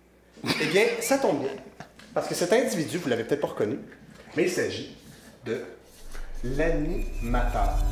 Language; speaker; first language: French; native; French